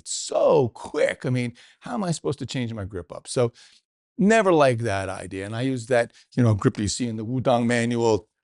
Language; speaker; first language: English; native; English